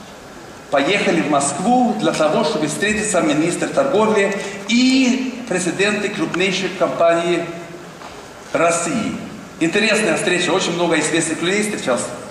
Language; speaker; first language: Russian; non-native, learner; Swedish